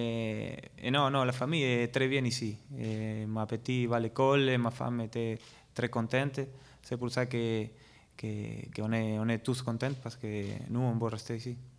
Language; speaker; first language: French; non-native, learner; Spanish